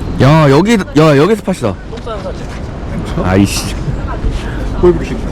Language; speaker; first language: Korean; native; Korean